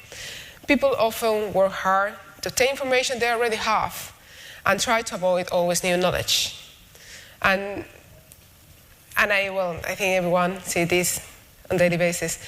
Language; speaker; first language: English; non-native, fluent; Spanish